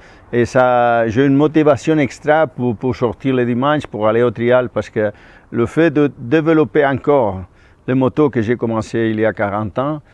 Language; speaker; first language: French; non-native, fluent; Spanish